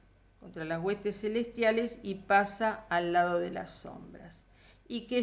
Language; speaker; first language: Spanish; native; Spanish